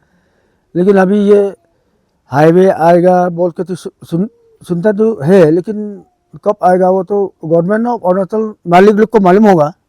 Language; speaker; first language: Hindi; non-native, local second language; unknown